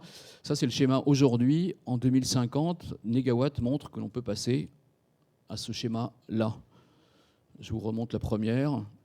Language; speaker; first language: French; native; French